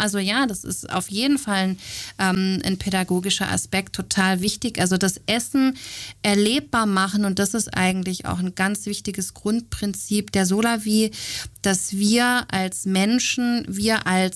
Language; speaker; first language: German; native; German